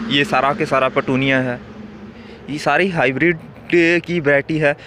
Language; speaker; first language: Hindi; native; Hindi